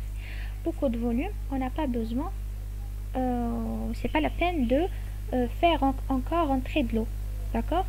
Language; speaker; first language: French; non-native, local second language; Arabic